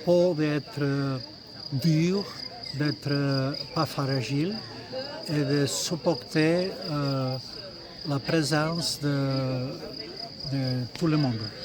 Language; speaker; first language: French; non-native, fluent; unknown